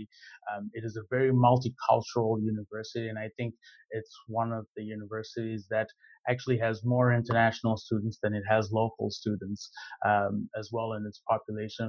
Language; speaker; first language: English; non-native, local second language; Shona